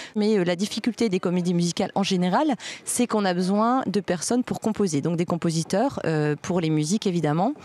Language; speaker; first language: French; native; French